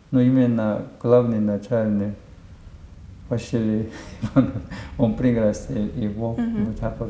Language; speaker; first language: Russian; non-native, learner; Korean